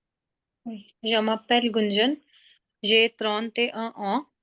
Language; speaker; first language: French; non-native, learner; Hindi